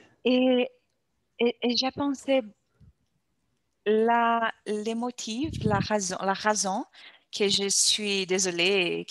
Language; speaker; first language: French; non-native, learner; Portuguese